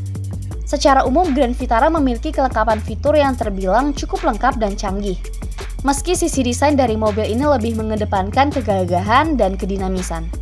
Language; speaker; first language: Indonesian; native; Indonesian